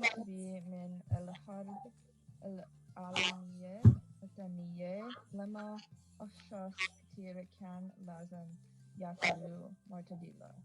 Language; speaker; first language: Arabic; non-native, learner; English